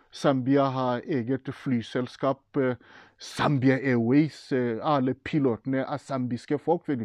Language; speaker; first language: Norwegian; non-native, fluent; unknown